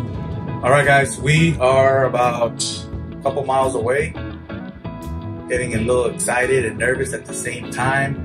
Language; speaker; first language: English; native; English